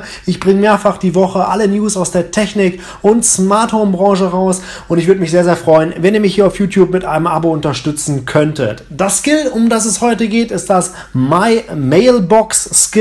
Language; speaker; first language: German; native; German